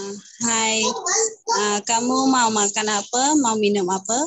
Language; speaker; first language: Indonesian; non-native, learner; Vietnamese